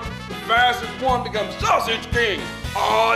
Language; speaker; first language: English; native; English